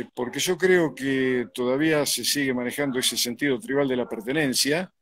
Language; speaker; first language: Spanish; native; Spanish